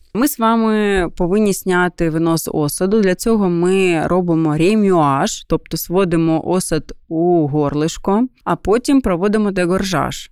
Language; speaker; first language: Ukrainian; non-native, local second language; Russian